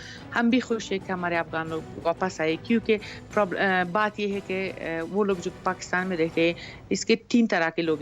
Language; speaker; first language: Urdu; non-native, fluent; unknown